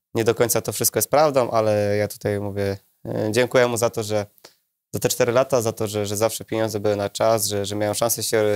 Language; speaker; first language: Polish; native; Polish